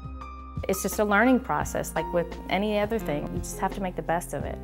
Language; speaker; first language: English; native; English